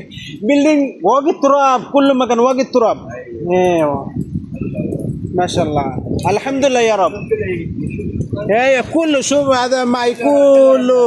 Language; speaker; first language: Arabic; non-native, learner; Bangla